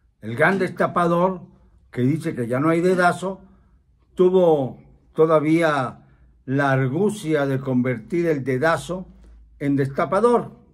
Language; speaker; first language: Spanish; native; Spanish